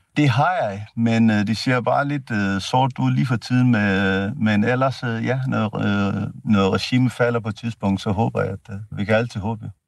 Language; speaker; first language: Danish; non-native, fluent; Tigrinya